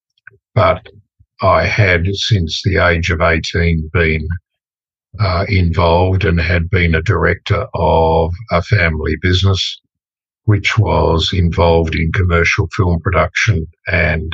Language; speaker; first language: English; native; English